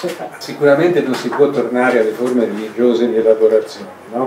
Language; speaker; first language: Italian; native; Italian